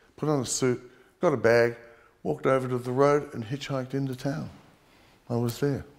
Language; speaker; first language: English; native; English